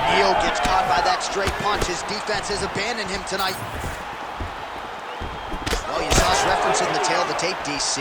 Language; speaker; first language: English; native; English